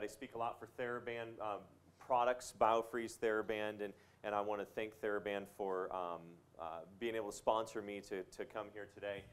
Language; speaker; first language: English; native; English